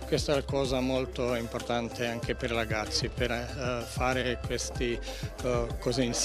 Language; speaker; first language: Italian; non-native, learner; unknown